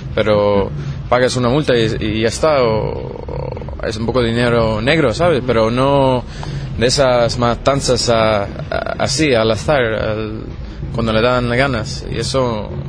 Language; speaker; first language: Spanish; non-native, fluent; English